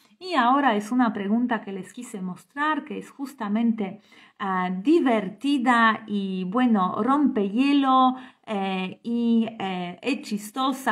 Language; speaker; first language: Spanish; non-native, fluent; Polish